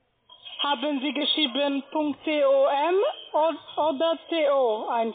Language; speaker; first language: German; non-native, learner; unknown